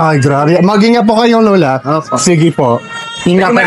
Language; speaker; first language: Filipino; non-native, learner; English